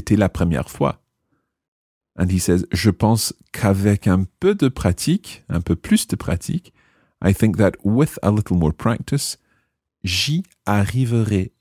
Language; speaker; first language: French; non-native, fluent; English